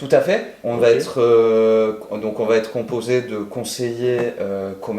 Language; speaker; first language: French; native; French